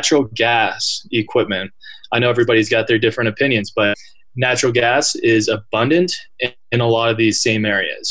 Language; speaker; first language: English; native; English